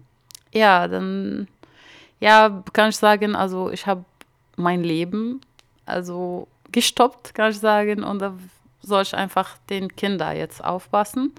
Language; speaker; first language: German; non-native, learner; Arabic